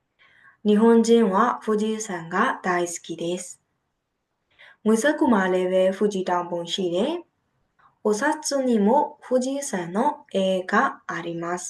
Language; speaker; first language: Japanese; non-native, fluent; Burmese